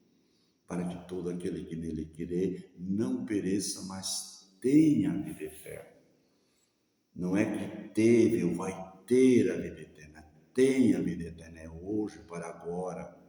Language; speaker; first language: Portuguese; native; Portuguese